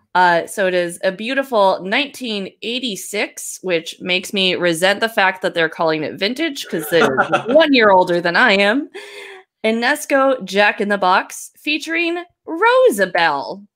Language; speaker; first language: English; native; English